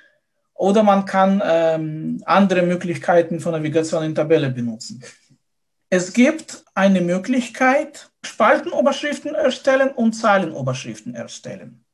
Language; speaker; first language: German; non-native, fluent; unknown